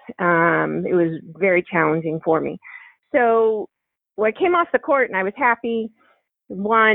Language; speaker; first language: English; native; English